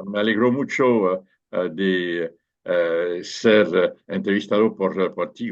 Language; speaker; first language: Spanish; non-native, fluent; French